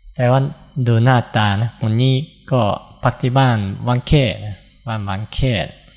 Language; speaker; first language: Thai; non-native, fluent; Japanese